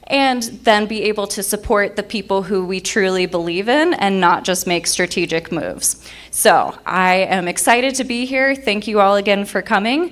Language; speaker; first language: English; native; English